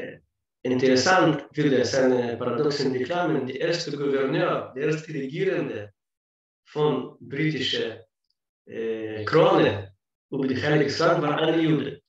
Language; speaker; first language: German; non-native, fluent; Russian